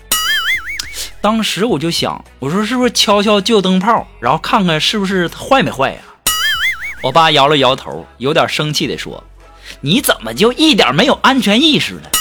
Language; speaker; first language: Chinese; native; Chinese